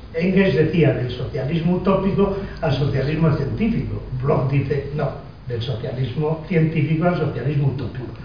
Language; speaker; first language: Spanish; native; Spanish